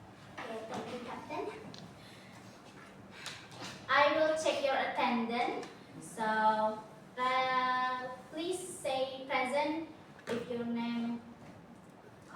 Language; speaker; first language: English; non-native, learner; Indonesian